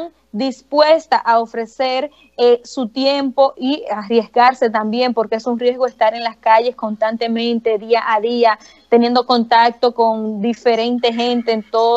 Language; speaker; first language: Spanish; native; Spanish